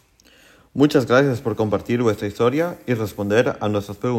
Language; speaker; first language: Spanish; non-native, learner; German